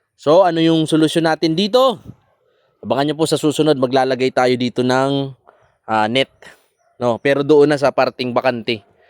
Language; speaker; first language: Filipino; non-native, local second language; Bikol